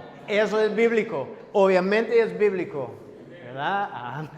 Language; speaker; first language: Spanish; non-native, fluent; English